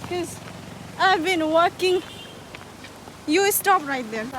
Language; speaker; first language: English; non-native, learner; Nepali